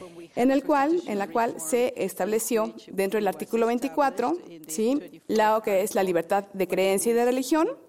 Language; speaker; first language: Spanish; native; Spanish